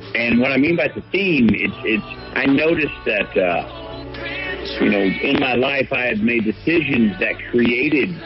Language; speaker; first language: English; native; English